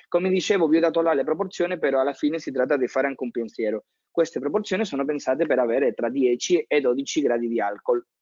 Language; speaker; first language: Italian; non-native, fluent; Spanish